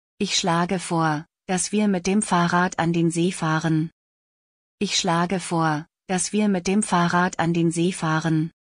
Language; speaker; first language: German; non-native, fluent; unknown